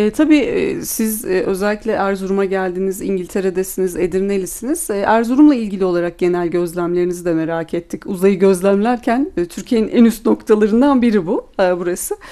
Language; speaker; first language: Turkish; native; Turkish